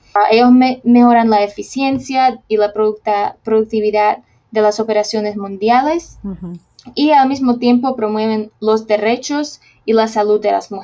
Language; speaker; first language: Spanish; non-native, fluent; Slovak